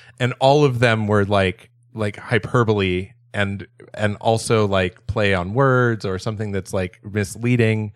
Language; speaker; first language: English; native; English